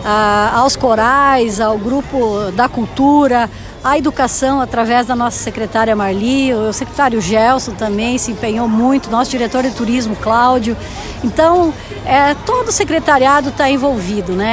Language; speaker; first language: Portuguese; native; Portuguese